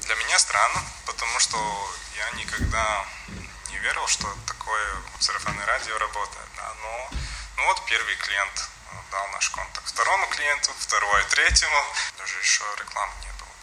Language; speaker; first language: Russian; non-native, local second language; Latvian